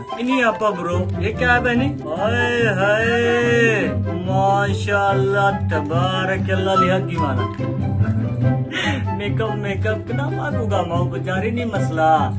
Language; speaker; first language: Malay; non-native, learner; Urdu